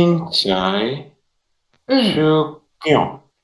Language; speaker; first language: Chinese; non-native, learner; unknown